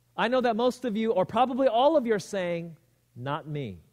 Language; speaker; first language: English; native; English